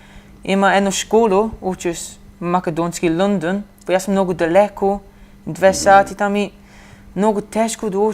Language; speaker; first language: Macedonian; early bilingual, heritage; Macedonian